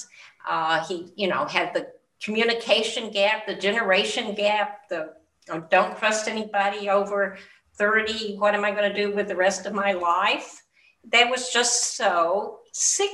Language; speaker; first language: English; native; English